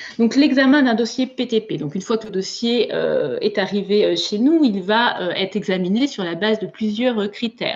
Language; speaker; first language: French; native; French